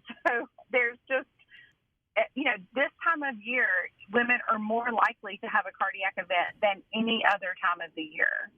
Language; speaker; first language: English; native; English